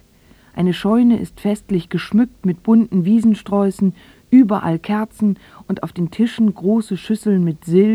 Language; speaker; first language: German; native; German